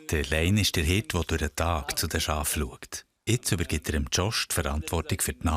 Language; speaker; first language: German; native; German